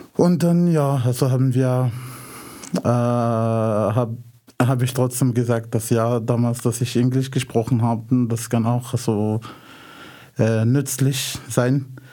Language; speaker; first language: German; non-native, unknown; Arabic